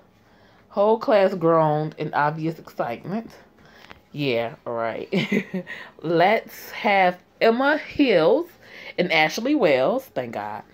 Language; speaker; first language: English; native; English